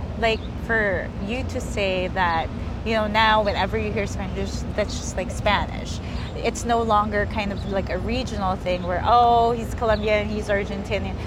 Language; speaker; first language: English; early bilingual, other home language; Filipino